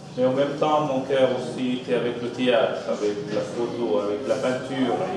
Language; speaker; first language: French; non-native, fluent; Arabic